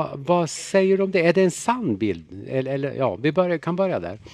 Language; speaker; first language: Swedish; native; Swedish